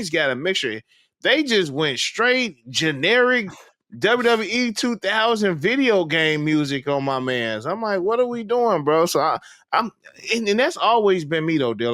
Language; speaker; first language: English; native; English